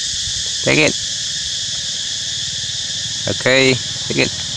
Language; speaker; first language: English; non-native, learner; Khmer